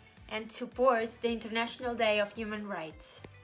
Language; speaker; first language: English; non-native, fluent; Portuguese